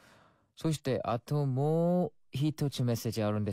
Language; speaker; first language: Japanese; non-native, learner; Korean